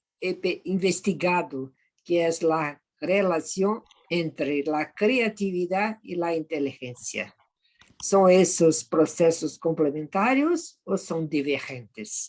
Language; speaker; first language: Spanish; non-native, fluent; Portuguese